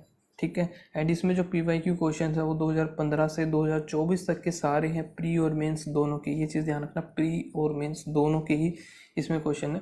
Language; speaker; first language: Hindi; native; Hindi